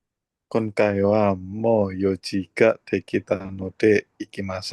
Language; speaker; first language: Japanese; non-native, learner; Indonesian